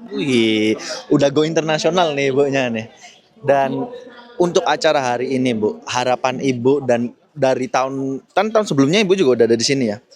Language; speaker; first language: Indonesian; native; Indonesian